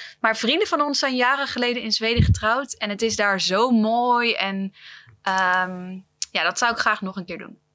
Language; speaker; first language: Dutch; native; Dutch